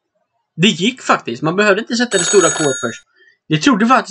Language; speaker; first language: Swedish; native; Swedish